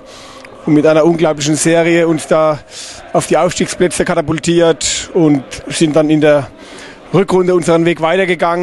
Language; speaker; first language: German; native; German